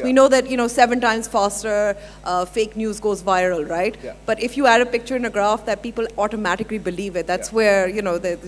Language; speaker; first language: English; non-native, local second language; Urdu